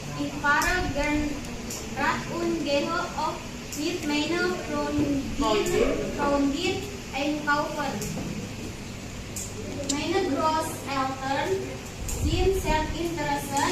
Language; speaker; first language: German; non-native, learner; Indonesian